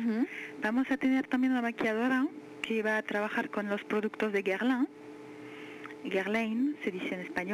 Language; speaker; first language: Spanish; non-native, fluent; French